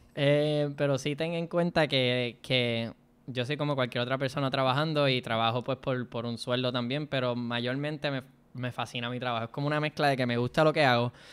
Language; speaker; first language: Spanish; native; Spanish